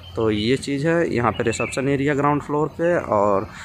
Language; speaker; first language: Hindi; native; Hindi